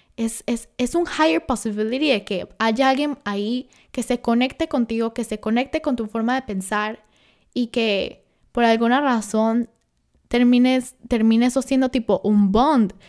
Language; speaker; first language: Spanish; early bilingual, heritage; Spanish